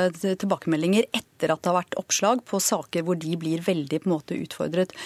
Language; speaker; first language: Norwegian; native; Norwegian